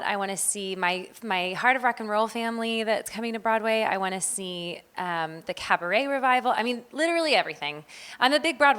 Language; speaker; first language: English; native; English